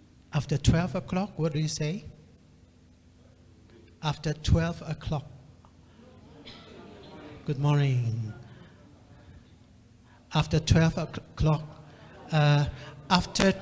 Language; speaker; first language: English; non-native, fluent; Indonesian